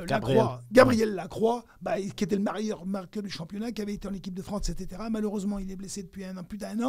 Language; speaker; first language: French; native; French